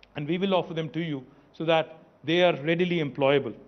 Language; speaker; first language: English; non-native, local second language; Telugu